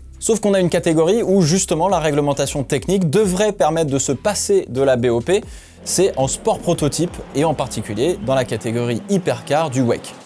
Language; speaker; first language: French; native; French